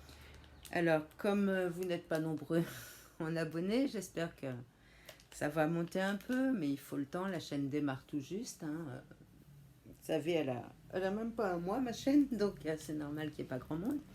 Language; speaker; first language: French; native; French